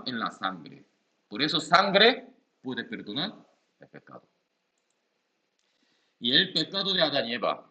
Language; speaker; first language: Spanish; non-native, learner; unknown